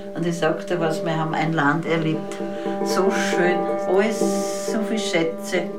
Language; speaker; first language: German; native; German